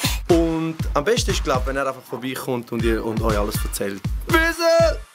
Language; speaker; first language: German; native; German